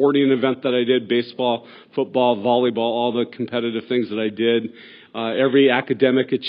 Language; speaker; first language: English; native; English